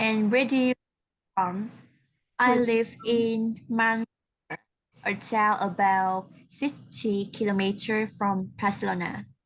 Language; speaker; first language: English; non-native, learner; Vietnamese